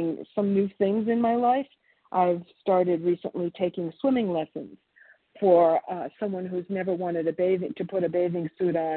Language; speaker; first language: English; early bilingual, other home language; Italian